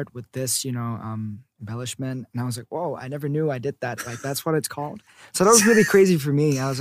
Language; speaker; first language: English; native; English